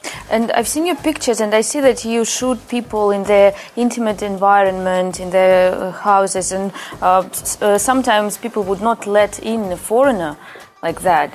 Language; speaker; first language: English; non-native, fluent; Russian